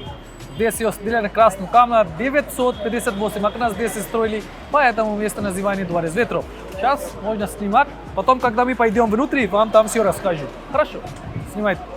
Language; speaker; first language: Russian; non-native, learner; Hindi